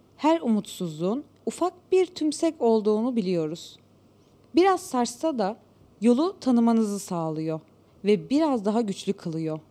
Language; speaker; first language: Turkish; native; Turkish